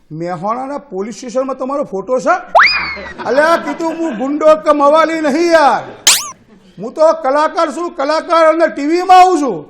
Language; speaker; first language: Gujarati; native; Gujarati